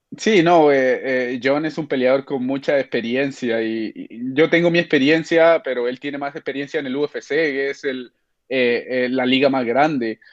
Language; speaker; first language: Spanish; native; Spanish